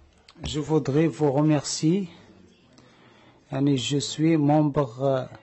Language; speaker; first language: French; non-native, learner; Arabic